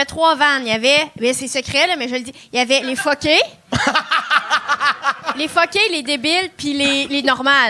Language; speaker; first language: French; native; French